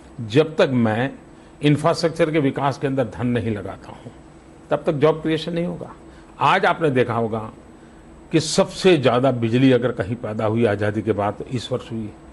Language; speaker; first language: Hindi; non-native, local second language; Gujarati